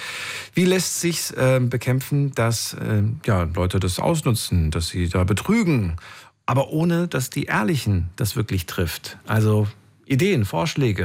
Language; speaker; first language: German; native; German